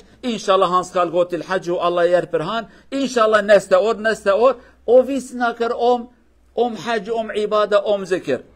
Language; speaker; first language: Swedish; non-native, fluent; Kurdish